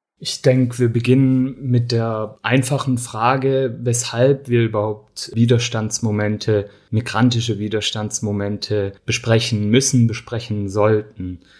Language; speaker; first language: German; early bilingual, other home language; Turkish